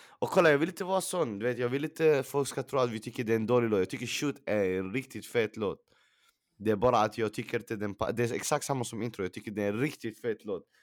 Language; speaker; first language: Swedish; early bilingual, other home language; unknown